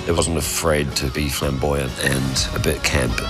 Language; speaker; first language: English; native; English